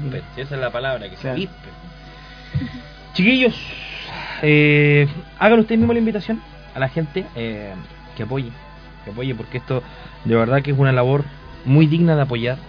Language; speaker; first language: Spanish; native; Spanish